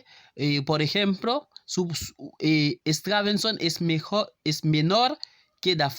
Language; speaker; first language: Spanish; non-native, learner; Haitian Creole